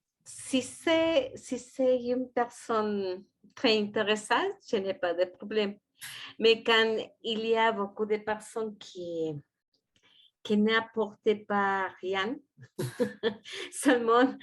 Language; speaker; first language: French; non-native, learner; Spanish